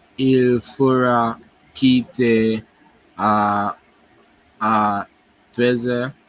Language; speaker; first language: French; non-native, learner; English